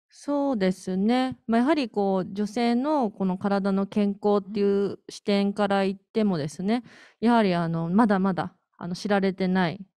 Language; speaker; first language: Japanese; native; Japanese